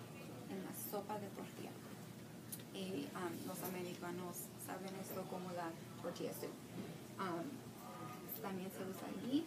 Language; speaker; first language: Spanish; early bilingual, heritage; Spanish